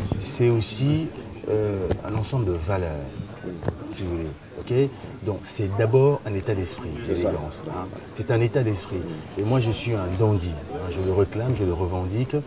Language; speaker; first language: French; early bilingual, other home language; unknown